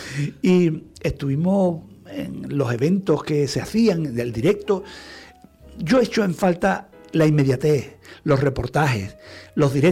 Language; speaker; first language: Spanish; native; Spanish